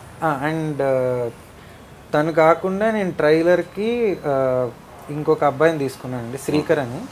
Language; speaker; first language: Telugu; native; Telugu